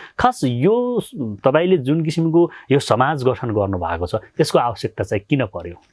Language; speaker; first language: Nepali; native; Nepali